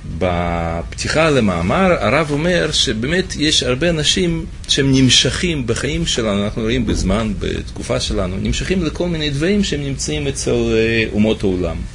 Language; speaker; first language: Hebrew; native; Hebrew